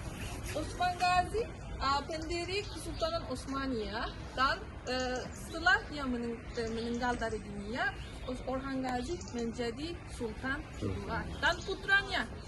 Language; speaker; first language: Indonesian; non-native, learner; Turkish